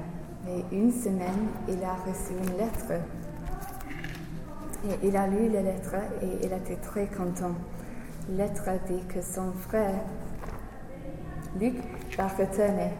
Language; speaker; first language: French; non-native, learner; English